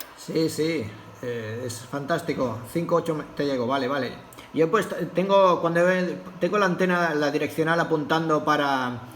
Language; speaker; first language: Spanish; non-native, local second language; Catalan